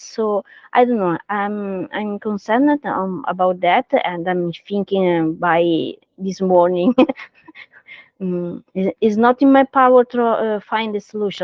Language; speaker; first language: English; non-native, learner; Italian